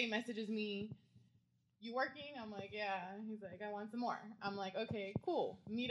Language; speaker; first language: English; native; English